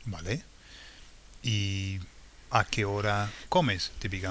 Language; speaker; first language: Spanish; non-native, fluent; English